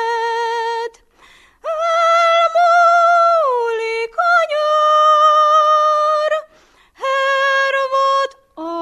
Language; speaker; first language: Hungarian; native; Hungarian